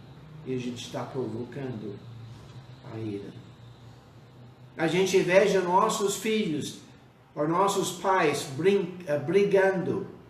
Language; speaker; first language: Portuguese; non-native, fluent; English